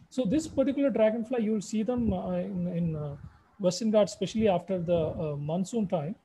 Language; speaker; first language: English; non-native, local second language; Malayalam